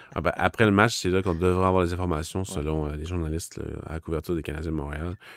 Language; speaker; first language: French; native; French